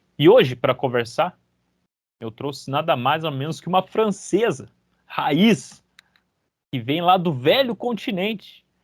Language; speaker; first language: Portuguese; native; Portuguese